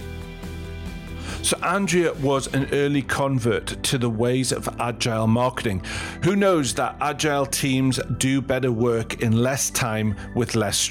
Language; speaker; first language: English; native; English